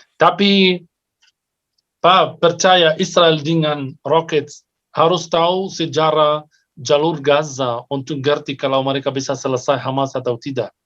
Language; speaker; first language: Indonesian; non-native, fluent; Arabic